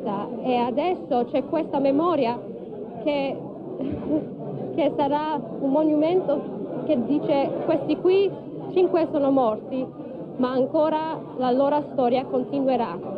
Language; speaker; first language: Italian; early bilingual, heritage; Italian